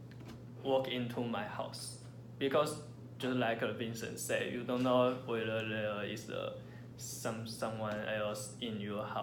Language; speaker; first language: English; non-native, learner; Chinese